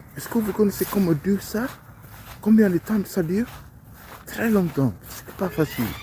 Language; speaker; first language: French; non-native, learner; English